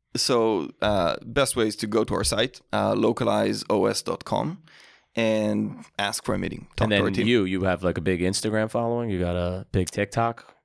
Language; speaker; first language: English; non-native, fluent; Hebrew